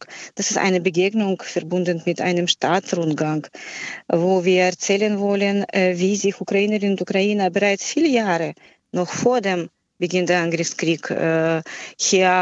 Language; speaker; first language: German; non-native, fluent; Ukrainian